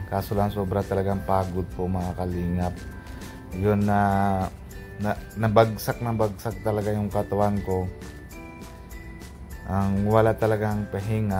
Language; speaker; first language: Filipino; non-native, learner; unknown